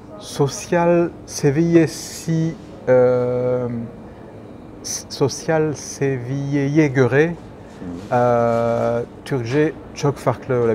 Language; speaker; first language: Turkish; non-native, learner; French